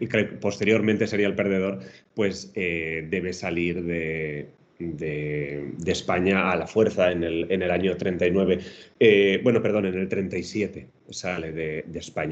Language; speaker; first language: Spanish; native; Spanish